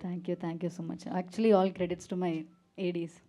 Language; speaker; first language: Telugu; non-native, learner; Malayalam